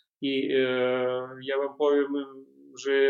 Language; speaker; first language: Polish; non-native, learner; Belarusian